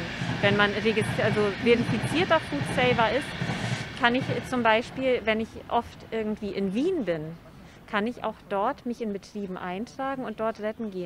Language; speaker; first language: German; native; German